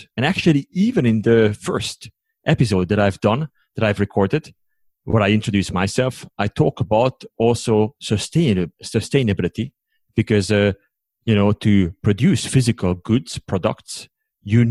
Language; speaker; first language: English; non-native, fluent; Hungarian